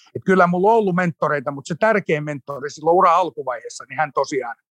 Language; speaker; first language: Finnish; native; Finnish